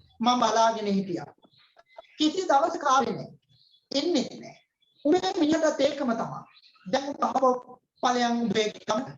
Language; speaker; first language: Sinhala; native; Sinhala